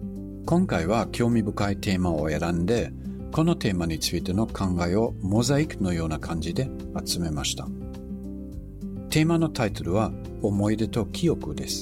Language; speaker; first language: Japanese; non-native, fluent; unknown